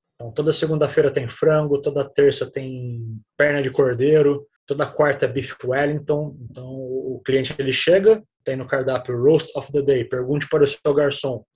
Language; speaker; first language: Portuguese; native; Portuguese